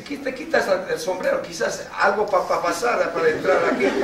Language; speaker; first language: Spanish; non-native, fluent; English